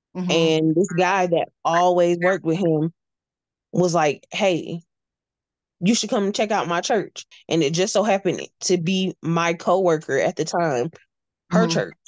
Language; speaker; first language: English; native; English